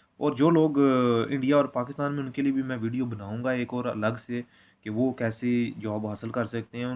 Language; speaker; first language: Hindi; non-native, local second language; Punjabi